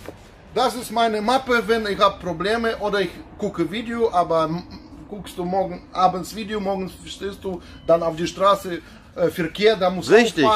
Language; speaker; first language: German; non-native, learner; Russian